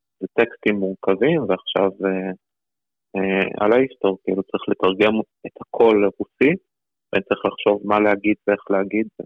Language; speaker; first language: Hebrew; early bilingual, other home language; Russian